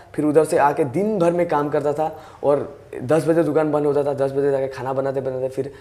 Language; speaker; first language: Hindi; native; Hindi